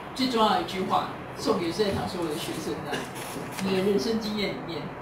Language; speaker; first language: Chinese; native; Chinese